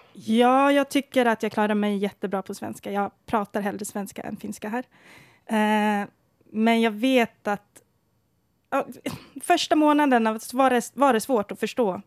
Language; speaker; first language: Swedish; native; Swedish